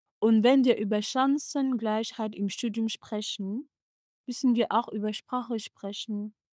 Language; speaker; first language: German; non-native, fluent; French